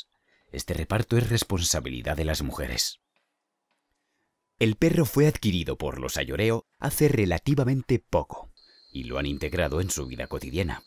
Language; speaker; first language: Spanish; native; Spanish